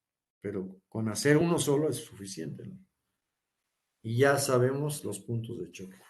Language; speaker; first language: Spanish; native; Spanish